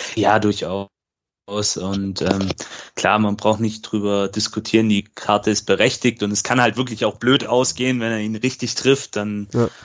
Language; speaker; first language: German; native; German